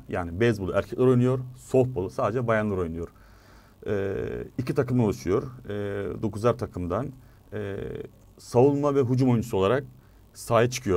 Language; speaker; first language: Turkish; native; Turkish